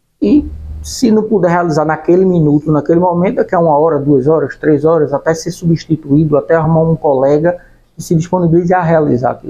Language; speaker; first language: Portuguese; native; Portuguese